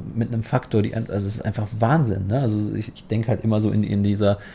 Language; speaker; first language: German; non-native, fluent; Polish